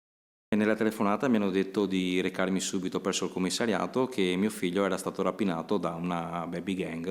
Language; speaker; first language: Italian; native; Italian